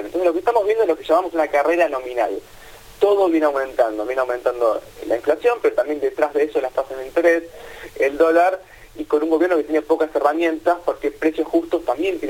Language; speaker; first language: Spanish; native; Spanish